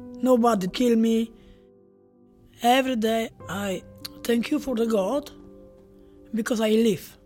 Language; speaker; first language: English; non-native, learner; Polish